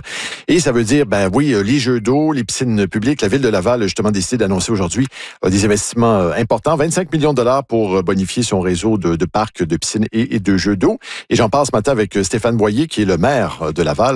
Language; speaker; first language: French; native; French